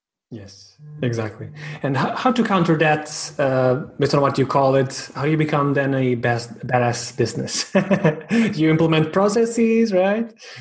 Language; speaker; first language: English; non-native, fluent; Portuguese